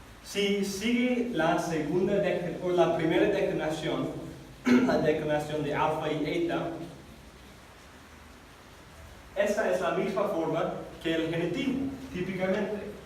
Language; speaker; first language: Spanish; non-native, fluent; English